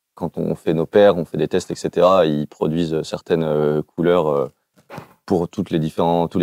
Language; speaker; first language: French; native; French